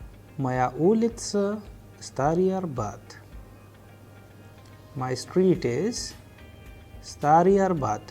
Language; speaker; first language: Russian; non-native, fluent; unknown